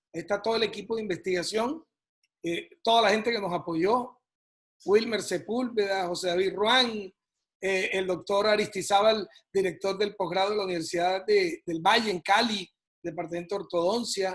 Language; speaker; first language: Spanish; native; Spanish